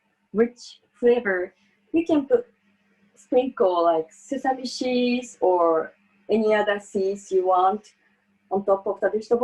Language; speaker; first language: English; non-native, fluent; Japanese